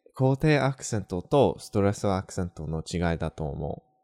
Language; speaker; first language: Japanese; non-native, fluent; English